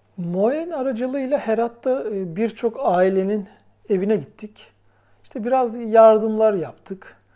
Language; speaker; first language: Turkish; native; Turkish